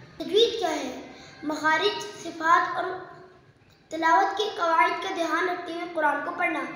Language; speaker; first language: Urdu; native; Urdu